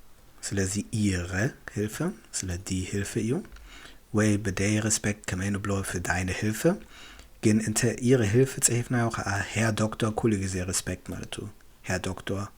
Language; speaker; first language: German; non-native, fluent; Tigrinya